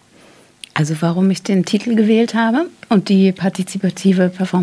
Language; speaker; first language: German; non-native, fluent; French